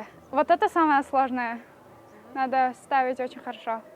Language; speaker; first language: Russian; non-native, local second language; Tajik